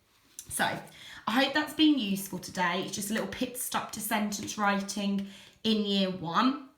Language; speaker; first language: English; native; English